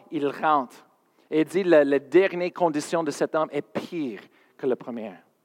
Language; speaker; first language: French; non-native, fluent; English